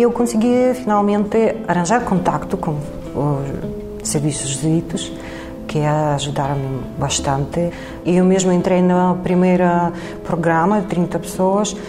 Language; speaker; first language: Portuguese; non-native, fluent; Russian